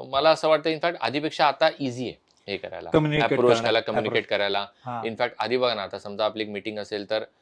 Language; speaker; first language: Marathi; native; Marathi